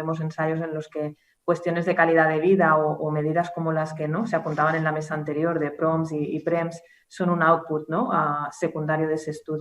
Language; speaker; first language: Spanish; native; Spanish